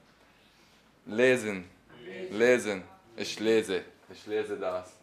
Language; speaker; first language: German; non-native, learner; Arabic